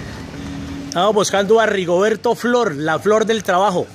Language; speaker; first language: Spanish; native; Spanish